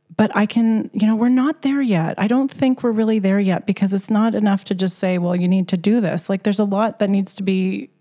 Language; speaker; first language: English; native; English